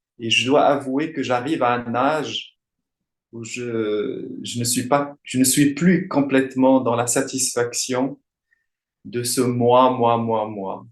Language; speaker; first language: French; non-native, local second language; Arabic